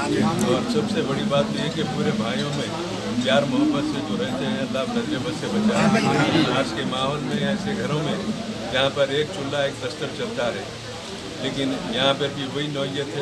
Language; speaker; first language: Urdu; native; Urdu